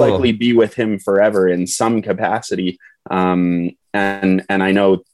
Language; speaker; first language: English; native; English